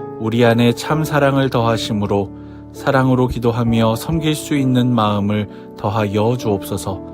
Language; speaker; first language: Korean; native; Korean